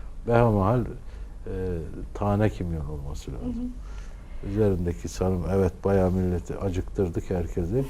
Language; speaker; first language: Turkish; native; Turkish